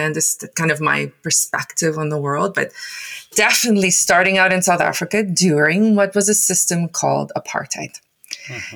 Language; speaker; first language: English; non-native, local second language; Afrikaans